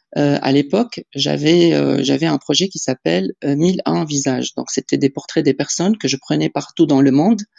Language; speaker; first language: French; non-native, local second language; Arabic